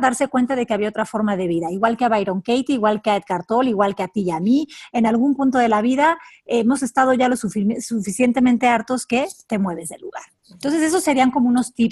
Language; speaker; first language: Spanish; native; Spanish